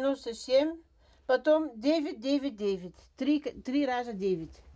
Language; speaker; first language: Russian; non-native, fluent; Dutch